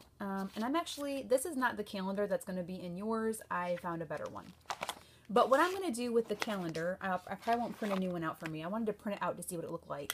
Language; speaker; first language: English; native; English